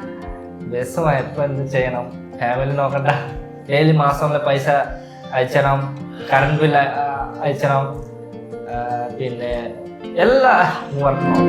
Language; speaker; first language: Malayalam; non-native, learner; Bangla